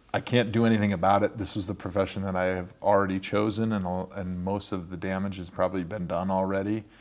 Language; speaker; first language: English; native; English